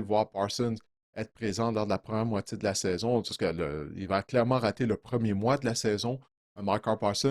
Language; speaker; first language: French; native; French